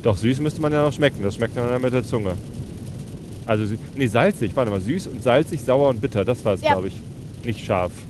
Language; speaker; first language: German; native; German